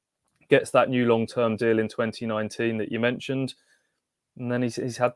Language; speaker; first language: English; native; English